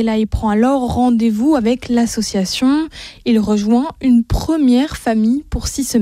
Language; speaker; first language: French; native; French